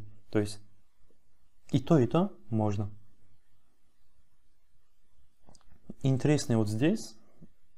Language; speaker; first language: Russian; non-native, fluent; Turkish